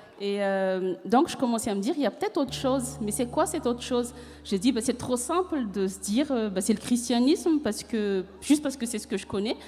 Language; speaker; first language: French; non-native, local second language; Malagasy